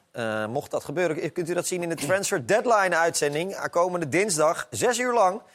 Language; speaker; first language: Dutch; native; Dutch